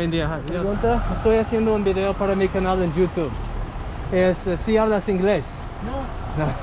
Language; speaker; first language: Spanish; non-native, fluent; English